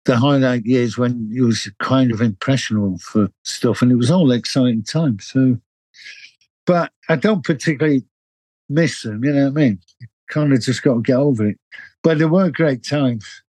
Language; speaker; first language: English; native; English